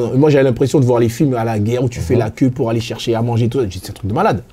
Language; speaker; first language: French; native; French